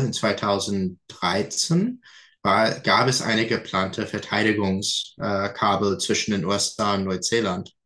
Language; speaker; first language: German; non-native, fluent; English